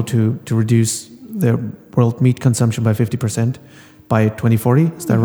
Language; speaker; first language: English; non-native, fluent; German